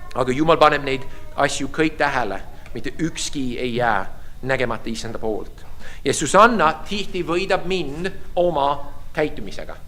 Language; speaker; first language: Estonian; early bilingual, heritage; Estonian